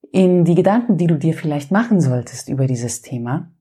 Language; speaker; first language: German; non-native, fluent; Greek